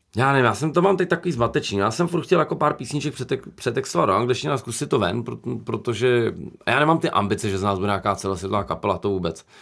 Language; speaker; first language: Czech; native; Czech